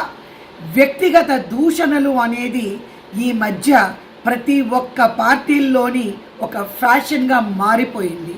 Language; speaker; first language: Telugu; native; Telugu